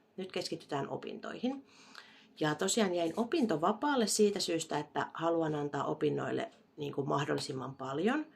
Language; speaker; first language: Finnish; native; Finnish